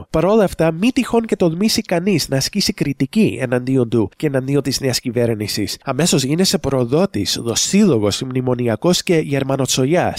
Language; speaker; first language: Greek; native; Greek